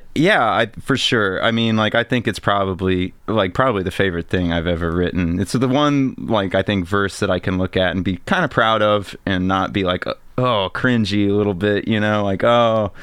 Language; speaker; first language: English; native; English